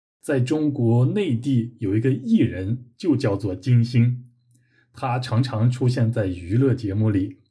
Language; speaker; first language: Chinese; native; Chinese